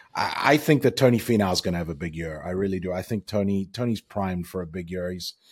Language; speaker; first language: English; native; English